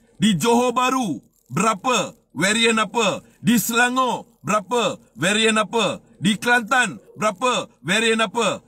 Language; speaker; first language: Malay; non-native, local second language; Tamil